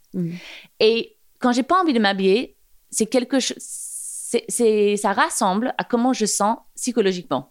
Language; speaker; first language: French; non-native, fluent; English